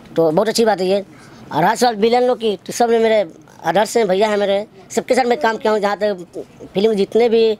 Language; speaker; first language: Hindi; native; Hindi